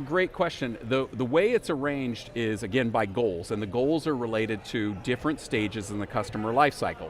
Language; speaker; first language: English; native; English